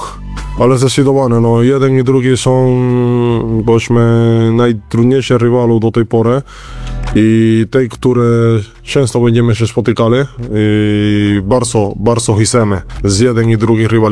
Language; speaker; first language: Polish; non-native, learner; Spanish